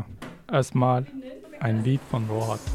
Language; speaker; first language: German; non-native, fluent; Kurdish